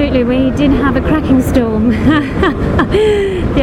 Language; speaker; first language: English; native; English